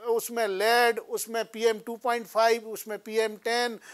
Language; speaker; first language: Hindi; native; Hindi